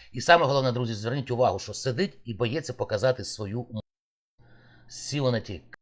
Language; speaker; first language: Ukrainian; native; Ukrainian